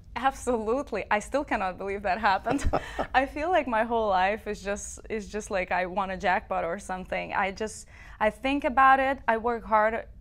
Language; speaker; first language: English; non-native, fluent; Lithuanian